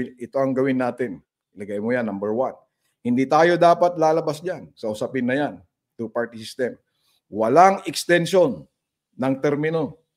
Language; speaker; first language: Filipino; non-native, local second language; Iloko